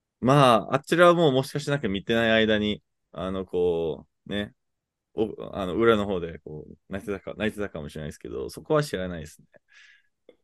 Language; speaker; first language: Japanese; native; Japanese